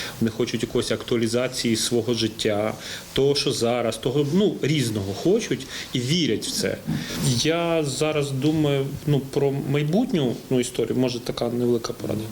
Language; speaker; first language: Ukrainian; native; Ukrainian